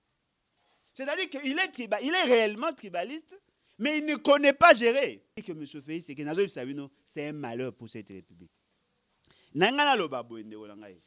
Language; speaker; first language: French; non-native, local second language; Lingala